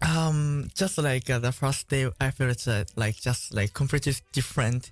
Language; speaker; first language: English; non-native, learner; Japanese